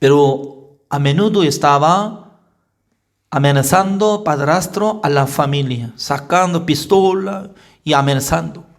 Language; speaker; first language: Spanish; non-native, fluent; Korean